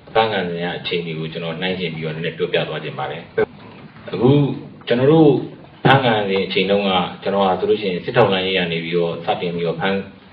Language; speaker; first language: Burmese; native; Burmese